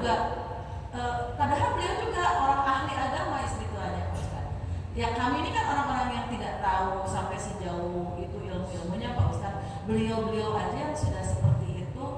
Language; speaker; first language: Indonesian; native; Indonesian